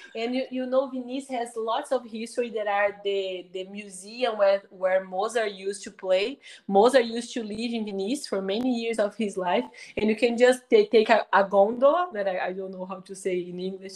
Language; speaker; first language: English; non-native, fluent; Portuguese